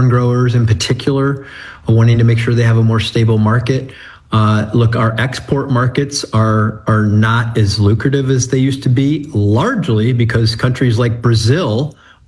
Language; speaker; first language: English; native; English